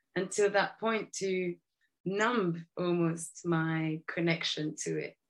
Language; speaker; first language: English; non-native, fluent; French